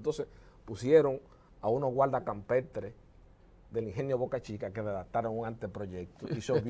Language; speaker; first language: Spanish; native; Spanish